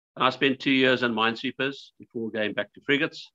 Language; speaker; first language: English; native; English